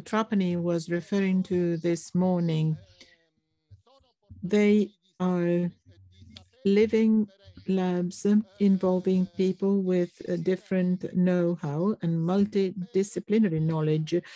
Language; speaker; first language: English; non-native, fluent; Italian